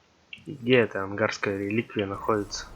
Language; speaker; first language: Russian; native; Russian